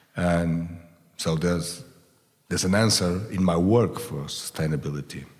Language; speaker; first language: English; non-native, fluent; Portuguese